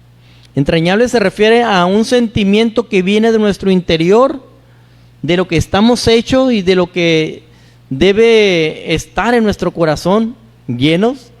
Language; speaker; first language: Spanish; native; Spanish